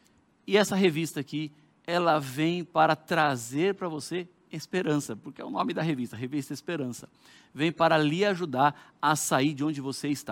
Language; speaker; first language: Portuguese; native; Portuguese